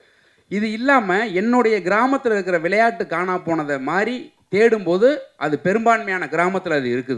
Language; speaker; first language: Tamil; native; Tamil